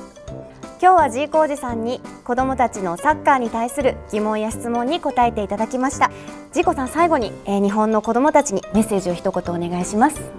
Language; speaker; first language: Japanese; native; Japanese